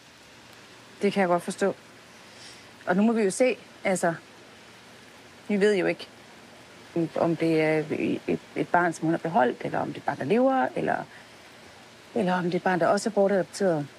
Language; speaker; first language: Danish; native; Danish